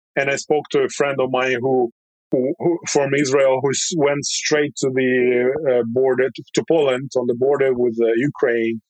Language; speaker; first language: English; non-native, fluent; Russian